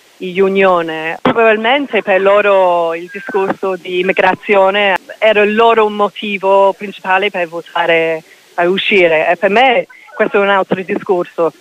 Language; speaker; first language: Italian; non-native, learner; English